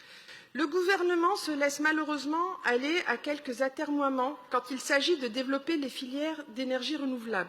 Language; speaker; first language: French; native; French